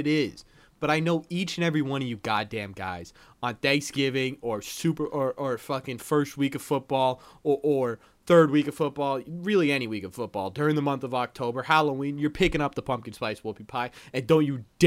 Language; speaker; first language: English; native; English